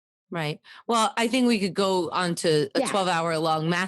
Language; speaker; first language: English; native; English